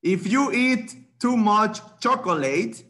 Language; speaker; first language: English; non-native, fluent; Spanish